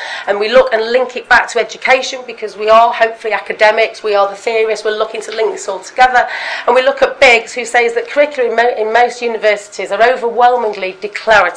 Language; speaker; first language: English; native; English